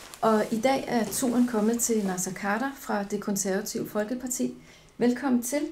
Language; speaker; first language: Danish; native; Danish